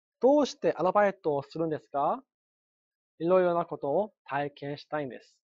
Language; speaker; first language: Japanese; non-native, fluent; Chinese